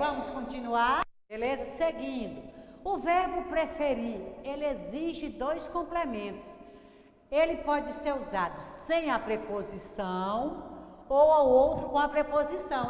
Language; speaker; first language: Portuguese; native; Portuguese